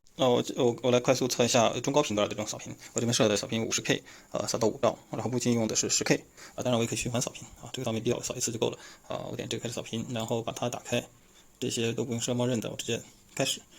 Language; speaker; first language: Chinese; native; Chinese